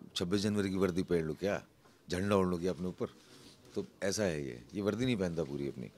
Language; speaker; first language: Hindi; native; Hindi